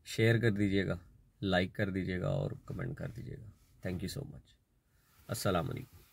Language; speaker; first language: Urdu; non-native, local second language; Punjabi